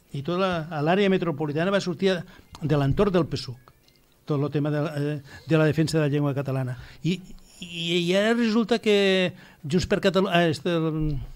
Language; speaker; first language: Catalan; native; Catalan